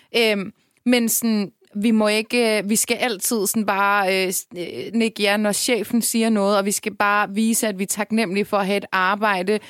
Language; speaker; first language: Danish; early bilingual, other home language; Turkish